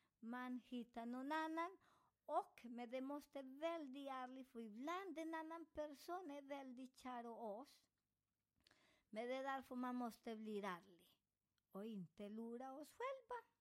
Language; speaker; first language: Swedish; non-native, learner; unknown